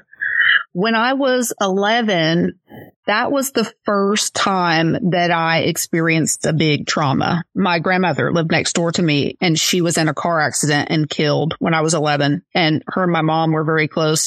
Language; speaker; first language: English; native; English